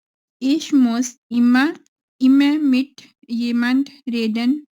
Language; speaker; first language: German; non-native, learner; Urdu